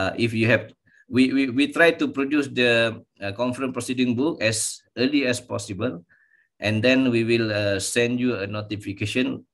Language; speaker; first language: English; non-native, local second language; Malay